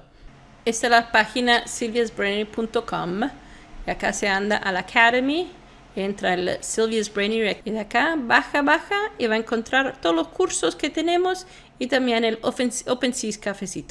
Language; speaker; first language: Spanish; non-native, fluent; Italian